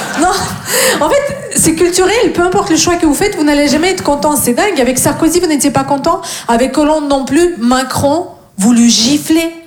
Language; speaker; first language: French; non-native, fluent; Russian